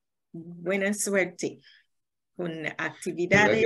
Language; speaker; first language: Spanish; non-native, learner; English